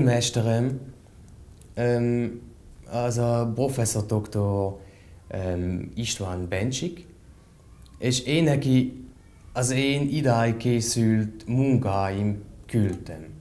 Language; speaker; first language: Hungarian; non-native, fluent; German